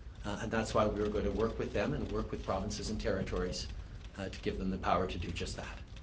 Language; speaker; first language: English; early bilingual, other home language; French